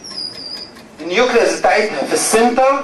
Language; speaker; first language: Arabic; native; Arabic